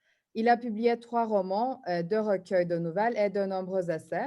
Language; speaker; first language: French; non-native, fluent; Turkish